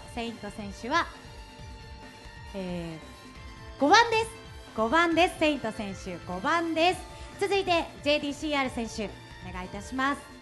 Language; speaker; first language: Japanese; native; Japanese